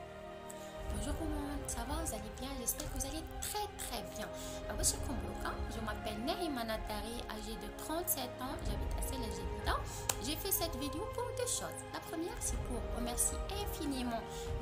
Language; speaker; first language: French; non-native, local second language; Arabic